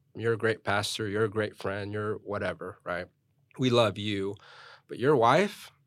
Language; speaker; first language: English; early bilingual, other home language; Korean